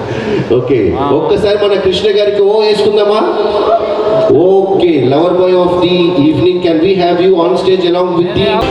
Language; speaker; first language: Telugu; native; Telugu